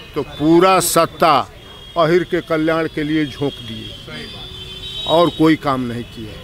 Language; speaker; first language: Hindi; native; Hindi